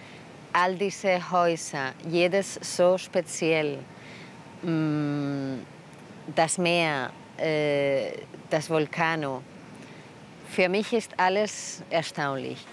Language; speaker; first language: German; non-native, fluent; Spanish